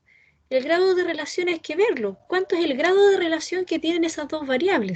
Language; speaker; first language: Spanish; native; Spanish